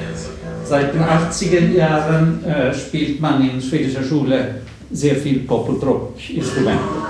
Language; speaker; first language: German; non-native, fluent; Swedish